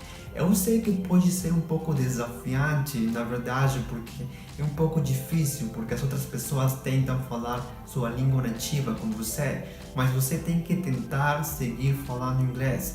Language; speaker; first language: Portuguese; non-native, fluent; Spanish